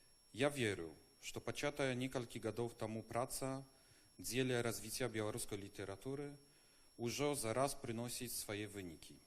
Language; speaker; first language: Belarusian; non-native, learner; Polish